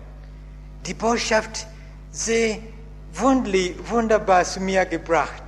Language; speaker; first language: German; non-native, learner; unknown